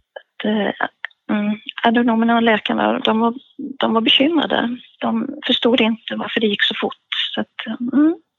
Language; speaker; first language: Swedish; native; Swedish